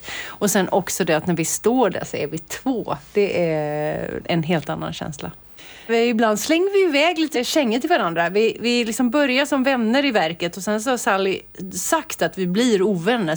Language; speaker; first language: Swedish; native; Swedish